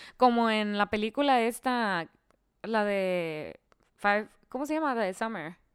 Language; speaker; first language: Spanish; native; Spanish